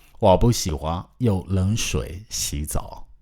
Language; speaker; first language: Chinese; non-native, fluent; Burmese